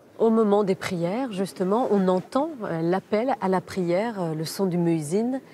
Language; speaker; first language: French; native; French